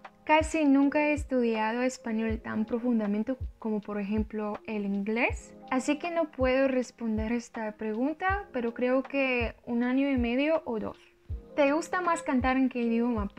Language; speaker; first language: Spanish; non-native, learner; Russian